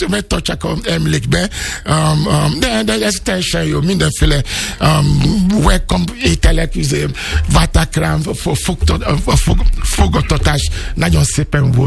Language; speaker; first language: Hungarian; non-native, fluent; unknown